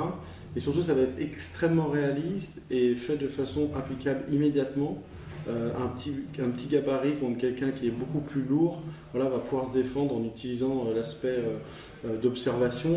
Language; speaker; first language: French; native; French